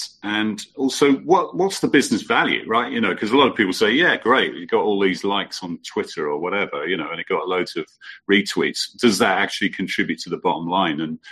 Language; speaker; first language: English; native; English